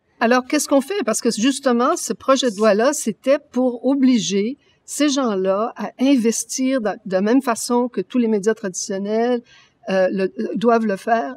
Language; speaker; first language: French; native; French